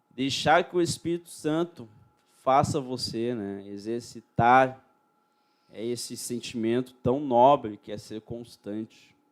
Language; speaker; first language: Portuguese; native; Portuguese